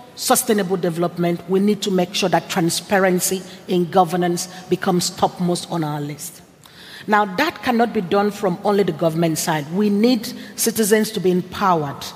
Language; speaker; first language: English; non-native, local second language; Igbo